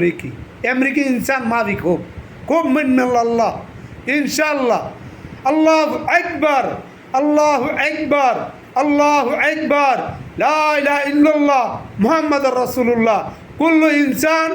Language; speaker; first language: Arabic; non-native, learner; Bangla